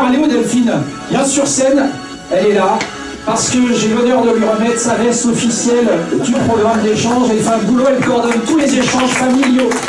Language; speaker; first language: French; native; French